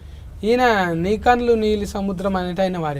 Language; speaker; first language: Telugu; native; Telugu